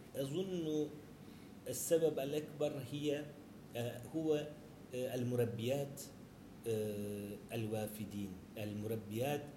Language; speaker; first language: Arabic; non-native, learner; Turkish